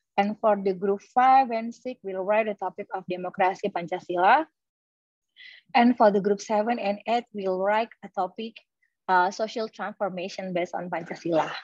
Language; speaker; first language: English; non-native, fluent; Indonesian